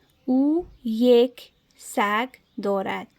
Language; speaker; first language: Persian; non-native, learner; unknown